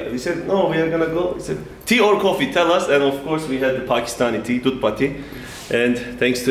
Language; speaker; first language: English; non-native, fluent; Turkish